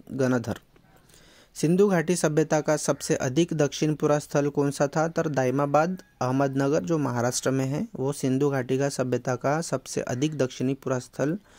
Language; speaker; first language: Hindi; non-native, local second language; Marathi